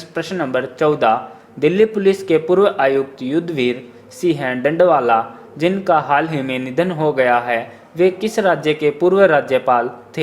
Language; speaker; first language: Hindi; native; Hindi